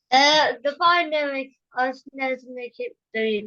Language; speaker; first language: Lithuanian; early bilingual, heritage; Lithuanian